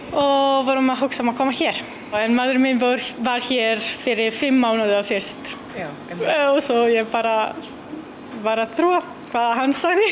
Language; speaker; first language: Icelandic; non-native, learner; Italian